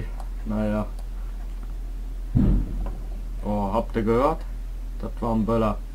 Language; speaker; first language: German; native; German